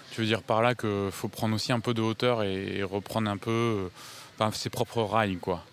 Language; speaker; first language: French; native; French